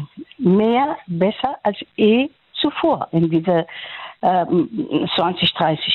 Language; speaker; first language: German; non-native, fluent; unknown